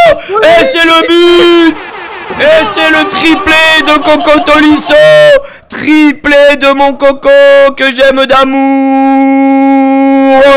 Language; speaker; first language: French; native; French